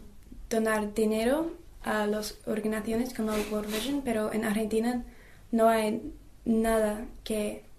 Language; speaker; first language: Spanish; non-native, learner; English